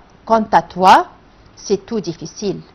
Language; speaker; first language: French; non-native, fluent; Arabic